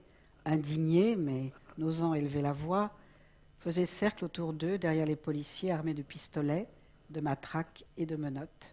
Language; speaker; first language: French; native; French